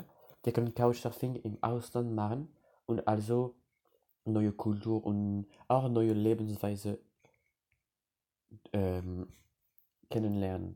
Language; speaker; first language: German; non-native, learner; French